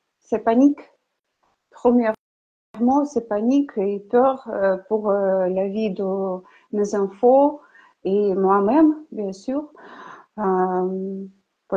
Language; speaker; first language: French; non-native, learner; Ukrainian